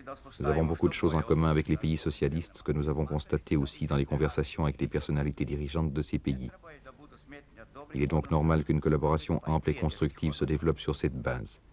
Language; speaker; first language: French; native; French